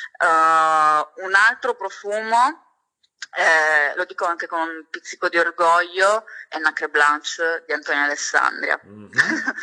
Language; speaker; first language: Italian; native; Italian